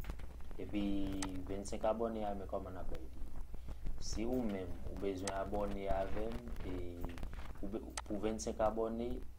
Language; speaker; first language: French; non-native, learner; Haitian Creole